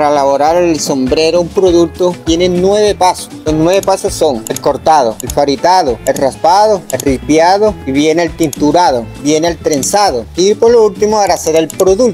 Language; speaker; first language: Spanish; native; Spanish